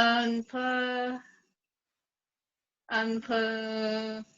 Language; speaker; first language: French; non-native, learner; English